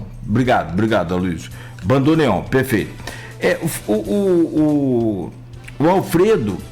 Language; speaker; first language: Portuguese; native; Portuguese